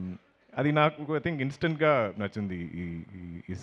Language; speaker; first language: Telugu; non-native, learner; Malayalam